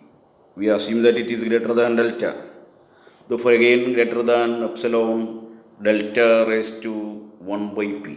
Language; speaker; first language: English; non-native, local second language; Malayalam